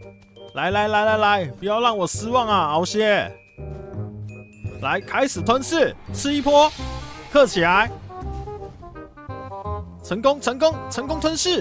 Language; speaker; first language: Chinese; native; Chinese